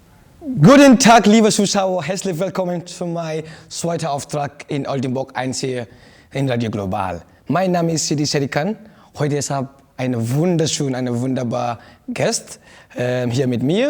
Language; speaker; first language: German; non-native, learner; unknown